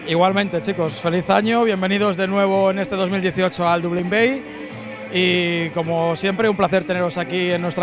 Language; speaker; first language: Spanish; native; Spanish